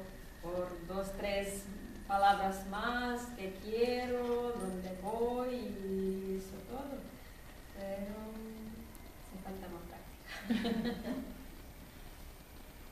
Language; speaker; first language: Spanish; non-native, learner; Ukrainian